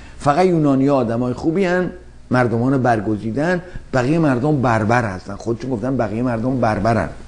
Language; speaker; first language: Persian; native; Persian